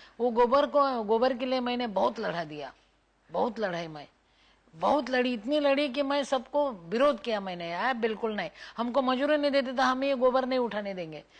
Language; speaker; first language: Hindi; non-native, local second language; Marathi